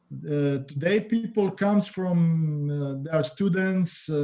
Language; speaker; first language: English; non-native, learner; Croatian